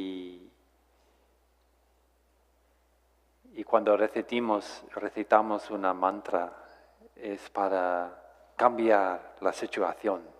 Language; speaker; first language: Spanish; non-native, fluent; English